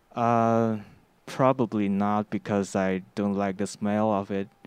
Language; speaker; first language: English; non-native, fluent; Chinese